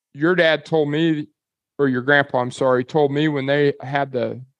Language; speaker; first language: English; native; English